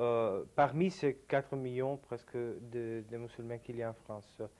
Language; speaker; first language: French; non-native, fluent; Italian